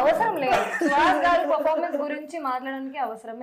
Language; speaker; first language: Telugu; non-native, fluent; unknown